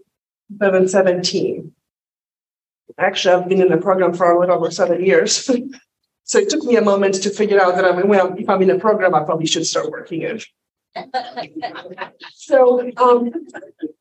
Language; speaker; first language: English; non-native, fluent; Polish